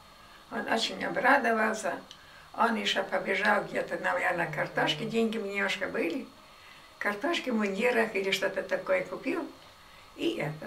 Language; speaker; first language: Russian; non-native, local second language; German